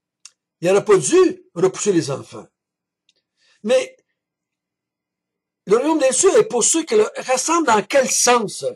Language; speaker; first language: French; native; French